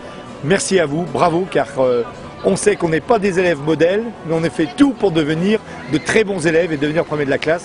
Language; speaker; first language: French; native; French